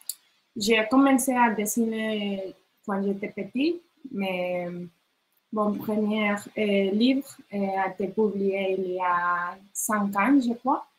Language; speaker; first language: French; non-native, learner; Spanish